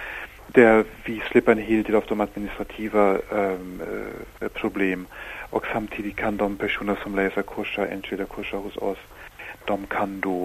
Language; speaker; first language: Swedish; non-native, fluent; German